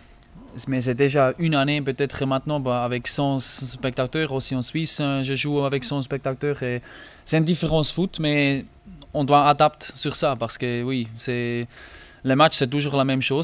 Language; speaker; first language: French; non-native, learner; German